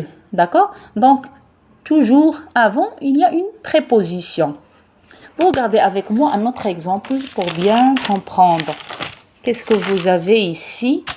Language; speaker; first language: French; non-native, local second language; Arabic